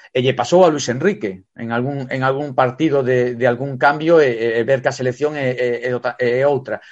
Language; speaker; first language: Galician; non-native, local second language; Spanish